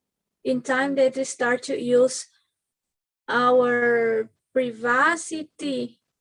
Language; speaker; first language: English; non-native, learner; Spanish